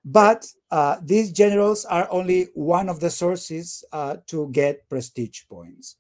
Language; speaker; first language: English; non-native, fluent; Spanish